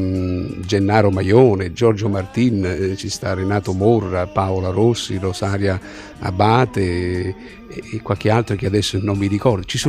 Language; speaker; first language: Italian; native; Italian